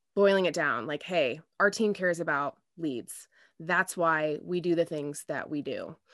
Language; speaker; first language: English; native; English